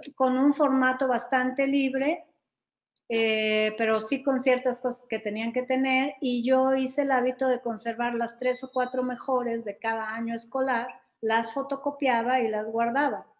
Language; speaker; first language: Spanish; native; Spanish